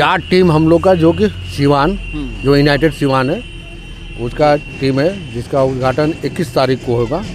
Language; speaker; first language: Hindi; native; Hindi